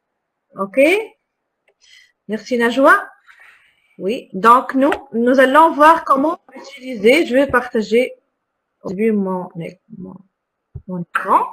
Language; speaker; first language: French; non-native, local second language; Arabic